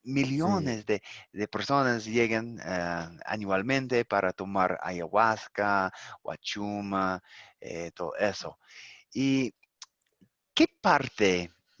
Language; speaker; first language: Spanish; non-native, fluent; English